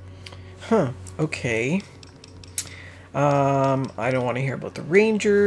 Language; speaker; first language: English; native; English